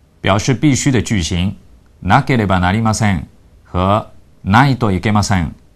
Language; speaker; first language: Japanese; non-native, fluent; Chinese